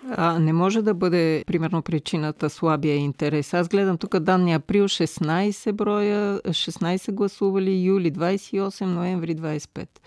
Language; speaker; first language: Bulgarian; native; Bulgarian